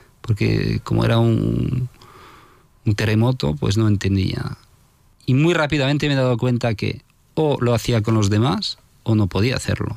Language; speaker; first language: Spanish; non-native, fluent; French